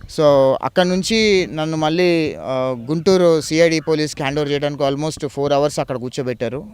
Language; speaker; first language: Telugu; native; Telugu